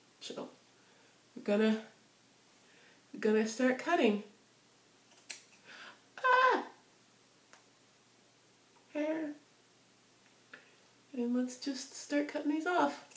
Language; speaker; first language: English; native; English